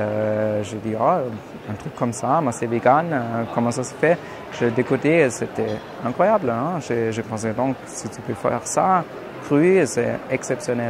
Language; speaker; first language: French; non-native, fluent; German